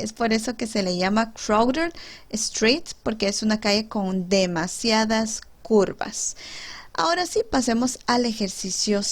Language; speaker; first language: Spanish; native; Spanish